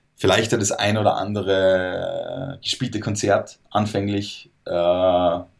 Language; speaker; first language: German; native; German